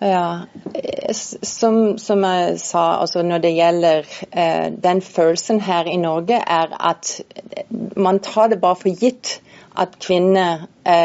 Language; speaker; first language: Norwegian; non-native, fluent; English